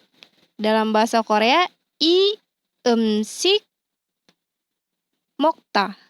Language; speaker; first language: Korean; non-native, fluent; Indonesian